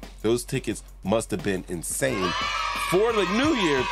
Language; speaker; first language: English; native; English